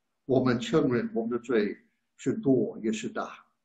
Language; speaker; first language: Chinese; non-native, fluent; English